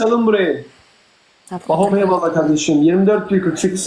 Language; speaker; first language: Turkish; native; Turkish